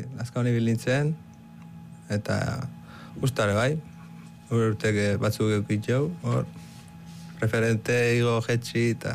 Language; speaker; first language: Basque; early bilingual, other home language; Arabic